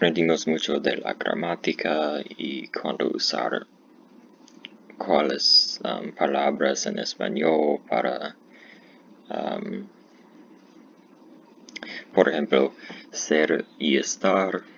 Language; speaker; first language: Spanish; non-native, learner; English